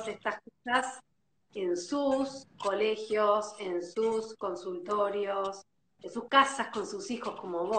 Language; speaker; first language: Spanish; native; Spanish